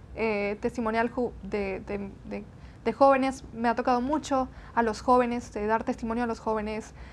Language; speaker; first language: Spanish; native; Spanish